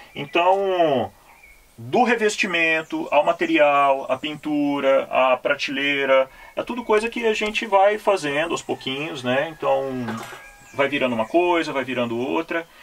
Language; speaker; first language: Portuguese; native; Portuguese